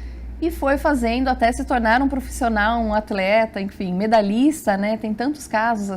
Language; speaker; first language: Portuguese; native; Portuguese